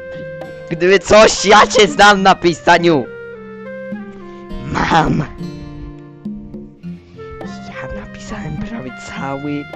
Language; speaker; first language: Polish; early bilingual, heritage; Polish